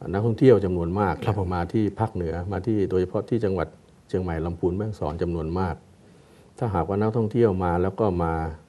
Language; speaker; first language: Thai; native; Thai